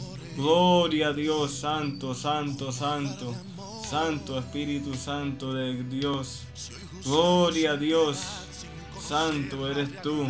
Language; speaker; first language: Spanish; native; Spanish